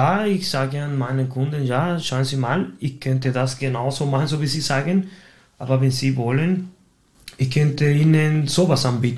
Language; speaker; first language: German; non-native, fluent; Spanish